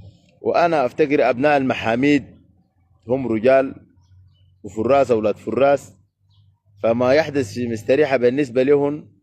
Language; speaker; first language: Arabic; native; Arabic